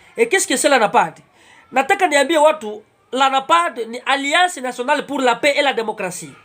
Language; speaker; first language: French; non-native, local second language; Swahili